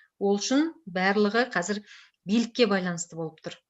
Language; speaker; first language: Kazakh; native; Kazakh